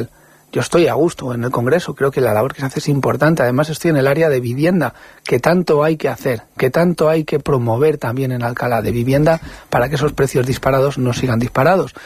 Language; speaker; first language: Spanish; native; Spanish